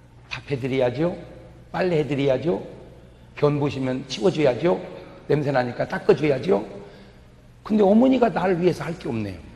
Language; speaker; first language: Korean; native; Korean